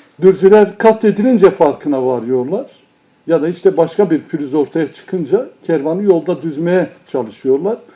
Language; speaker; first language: Turkish; non-native, local second language; Kurdish